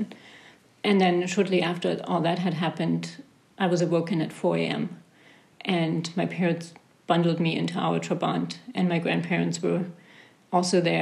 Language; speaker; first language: English; non-native, fluent; German